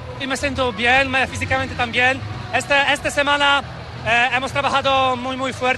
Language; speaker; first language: Spanish; non-native, learner; Polish